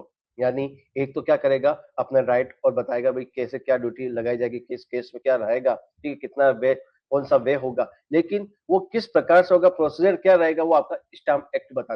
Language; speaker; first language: Hindi; native; Hindi